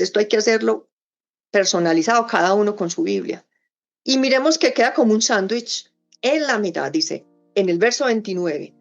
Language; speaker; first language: Spanish; native; Spanish